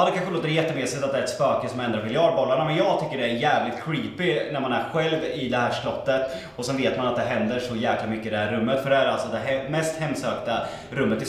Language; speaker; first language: Swedish; native; Swedish